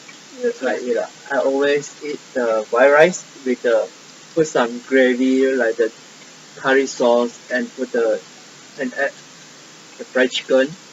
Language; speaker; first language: English; non-native, local second language; Malay